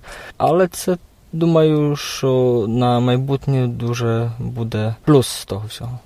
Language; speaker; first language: Ukrainian; early bilingual, heritage; Ukrainian